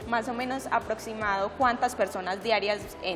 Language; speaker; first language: Spanish; native; Spanish